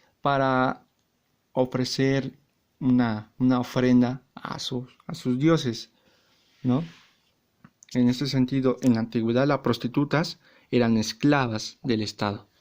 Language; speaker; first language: Spanish; native; Spanish